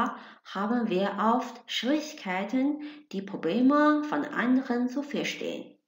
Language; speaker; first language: German; non-native, fluent; Chinese